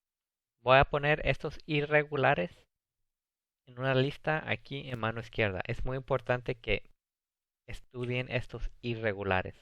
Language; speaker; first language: Spanish; early bilingual, heritage; Spanish